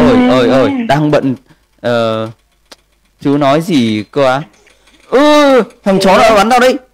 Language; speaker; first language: Vietnamese; native; Vietnamese